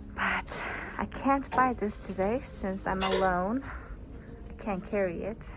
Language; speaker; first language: English; non-native, fluent; Mongolian